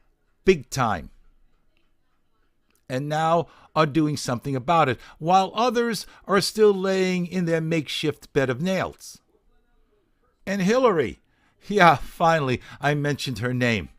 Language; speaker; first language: English; native; English